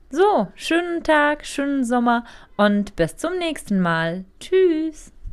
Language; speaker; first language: German; non-native, fluent; Czech